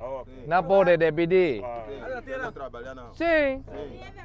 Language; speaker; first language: Portuguese; non-native, learner; Vietnamese